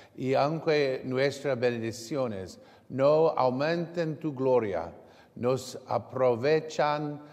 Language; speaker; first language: Spanish; non-native, learner; English